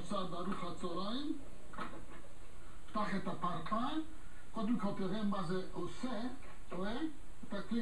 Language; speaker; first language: Hebrew; non-native, fluent; English